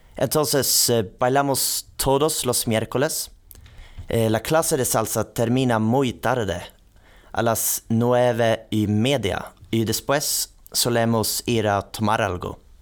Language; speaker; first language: Spanish; non-native, learner; Swedish